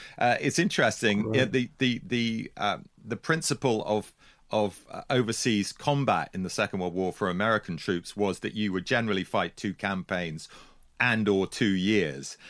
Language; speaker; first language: English; native; English